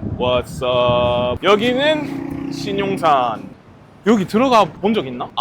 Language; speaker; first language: Korean; non-native, fluent; English